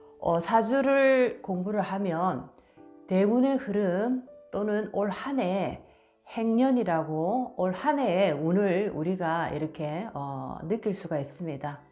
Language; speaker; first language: Korean; native; Korean